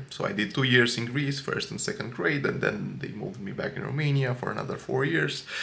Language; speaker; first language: English; non-native, fluent; Romanian